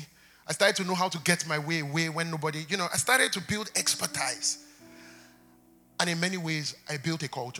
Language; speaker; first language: English; non-native, local second language; Yoruba